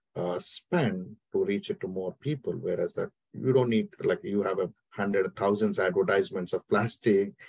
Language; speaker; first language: English; non-native, local second language; Telugu